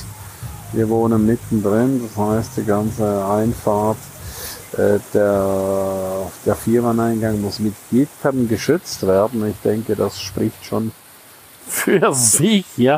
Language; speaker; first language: German; native; German